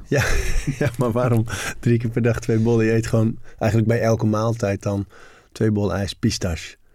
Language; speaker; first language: Dutch; native; Dutch